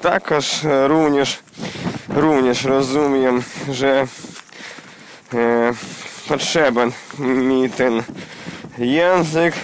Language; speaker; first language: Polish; non-native, learner; Ukrainian